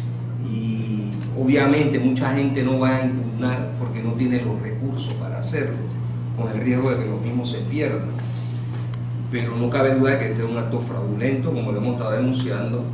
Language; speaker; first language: Spanish; native; Spanish